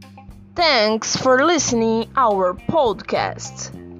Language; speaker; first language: English; non-native, learner; Portuguese